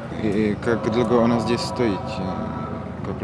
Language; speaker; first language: Russian; non-native, learner; Czech